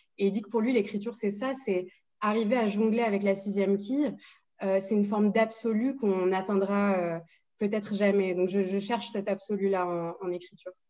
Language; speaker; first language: French; native; French